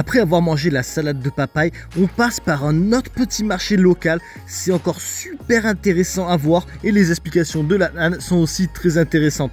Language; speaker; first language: French; native; French